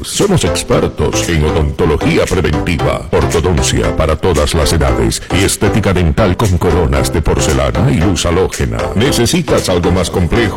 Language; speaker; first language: Spanish; native; Spanish